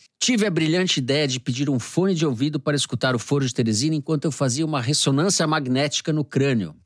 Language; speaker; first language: Portuguese; native; Portuguese